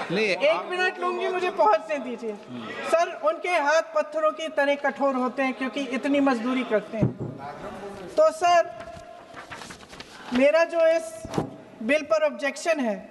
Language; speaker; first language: Hindi; native; Hindi